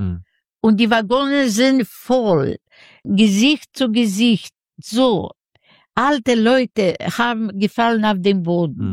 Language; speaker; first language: German; non-native, learner; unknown